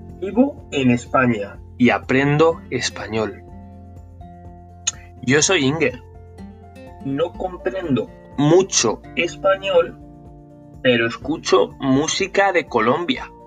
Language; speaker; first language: Spanish; non-native, fluent; Norwegian